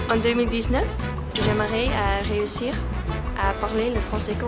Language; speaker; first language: French; non-native, learner; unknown